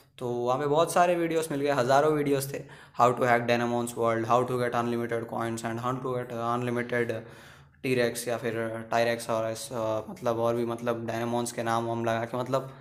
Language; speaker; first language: Hindi; native; Hindi